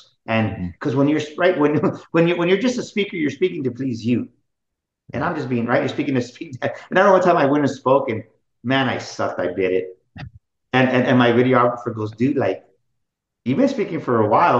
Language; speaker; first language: English; native; English